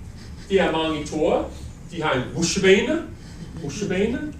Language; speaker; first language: Danish; non-native, learner; English